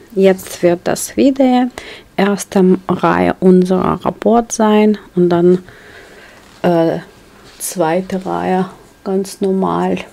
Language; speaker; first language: German; non-native, learner; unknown